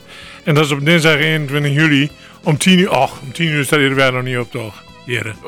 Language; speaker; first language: Dutch; native; Dutch